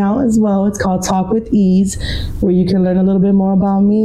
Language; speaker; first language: English; native; English